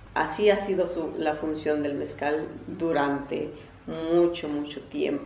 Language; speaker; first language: Spanish; non-native, local second language; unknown